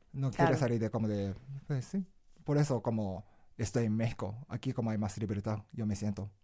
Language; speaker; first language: Spanish; non-native, learner; Japanese